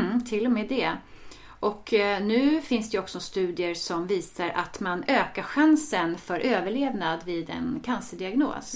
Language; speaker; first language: Swedish; native; Swedish